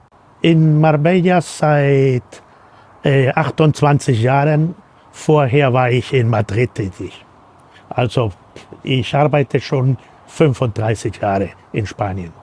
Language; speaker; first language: German; non-native, fluent; Spanish